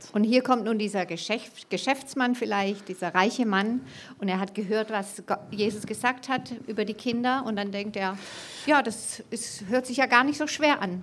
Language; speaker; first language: German; native; German